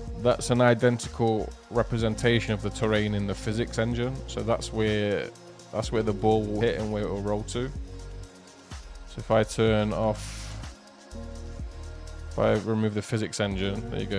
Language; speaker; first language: English; native; English